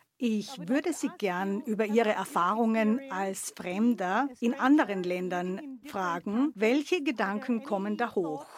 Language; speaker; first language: German; native; German